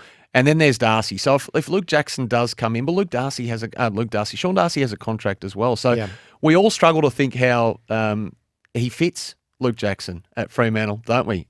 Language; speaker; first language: English; native; English